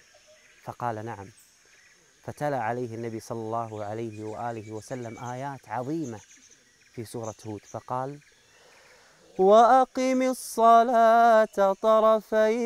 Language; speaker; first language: Arabic; native; Arabic